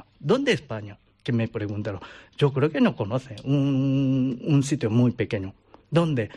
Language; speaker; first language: Spanish; non-native, learner; Japanese